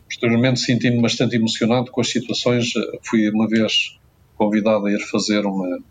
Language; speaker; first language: Portuguese; native; Portuguese